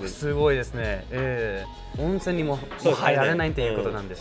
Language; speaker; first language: Japanese; native; Japanese